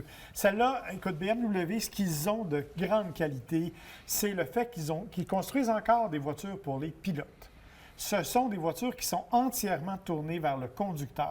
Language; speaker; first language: French; native; French